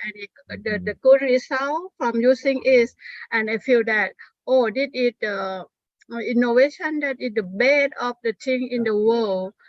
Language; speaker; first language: English; non-native, learner; Thai